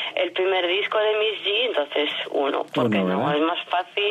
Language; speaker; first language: Spanish; non-native, fluent; French